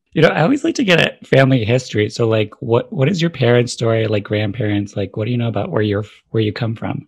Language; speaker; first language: English; native; English